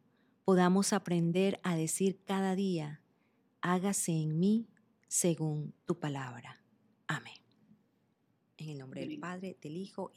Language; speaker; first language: Spanish; native; Spanish